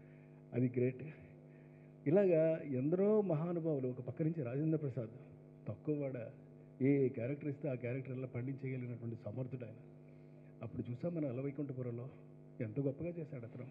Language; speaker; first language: Telugu; native; Telugu